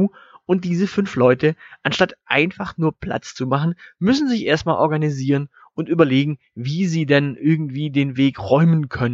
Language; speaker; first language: German; native; German